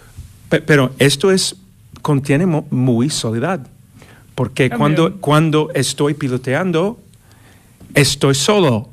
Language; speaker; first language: Spanish; non-native, learner; English